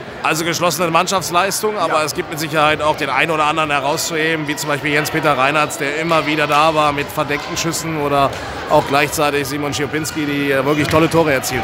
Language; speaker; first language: German; native; German